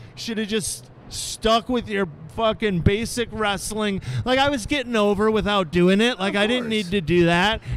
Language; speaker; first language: English; native; English